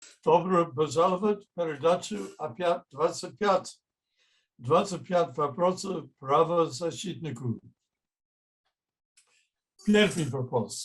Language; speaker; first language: Russian; non-native, fluent; English